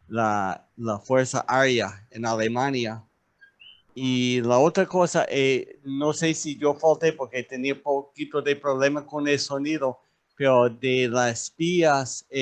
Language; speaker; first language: Spanish; non-native, learner; English